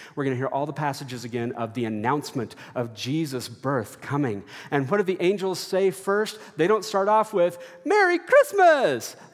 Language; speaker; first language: English; native; English